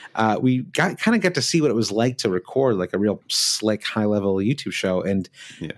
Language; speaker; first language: English; native; English